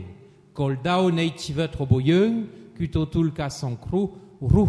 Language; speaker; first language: Khmer; non-native, fluent; French